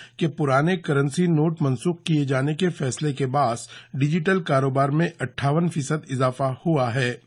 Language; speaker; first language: Urdu; native; Urdu